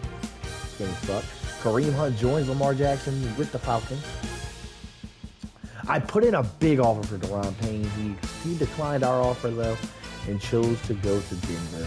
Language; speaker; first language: English; native; English